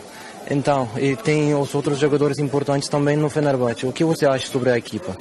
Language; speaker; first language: Portuguese; non-native, fluent; Turkish